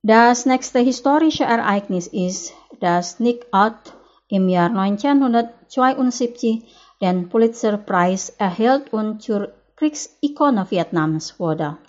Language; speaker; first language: German; non-native, fluent; Indonesian